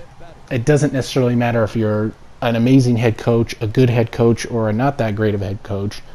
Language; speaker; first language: English; native; English